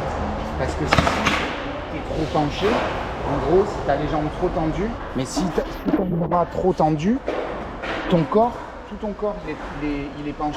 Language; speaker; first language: French; native; French